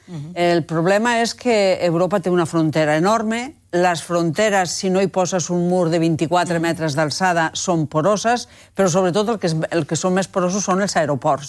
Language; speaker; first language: Catalan; native; Catalan